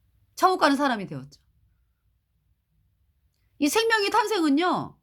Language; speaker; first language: Korean; native; Korean